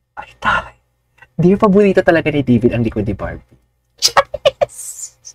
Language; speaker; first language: Filipino; non-native, local second language; Hiligaynon